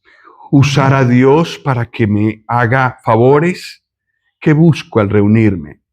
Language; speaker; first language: Spanish; native; Spanish